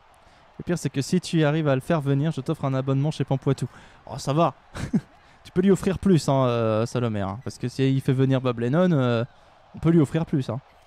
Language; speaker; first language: French; native; French